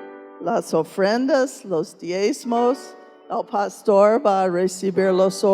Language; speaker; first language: Spanish; non-native, fluent; English